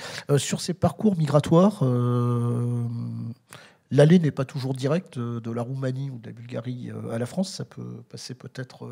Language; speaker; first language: French; native; French